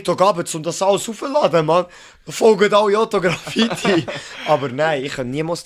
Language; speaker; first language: German; native; German